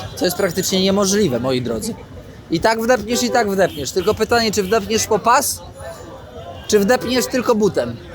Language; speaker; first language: Polish; native; Polish